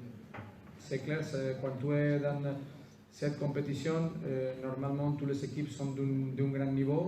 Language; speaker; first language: French; non-native, fluent; Spanish